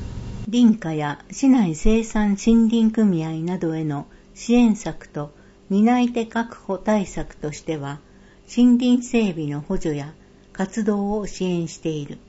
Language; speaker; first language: Japanese; native; Japanese